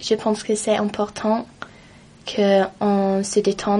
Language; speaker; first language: French; non-native, learner; English